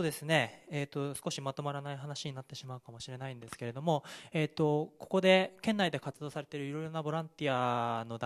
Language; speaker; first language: Japanese; native; Japanese